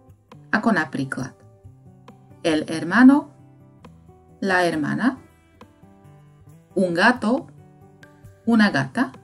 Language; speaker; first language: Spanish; non-native, fluent; Slovak